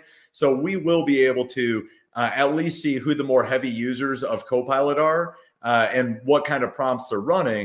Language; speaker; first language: English; native; English